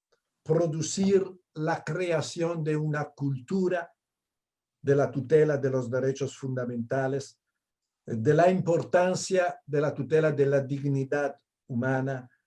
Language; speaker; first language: Spanish; non-native, fluent; Italian